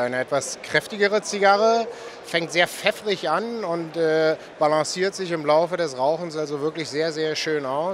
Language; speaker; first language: German; native; German